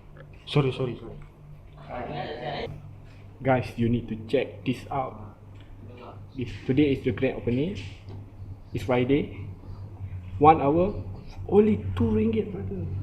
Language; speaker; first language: English; non-native, local second language; Malay